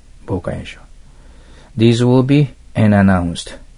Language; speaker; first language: English; non-native, fluent; Japanese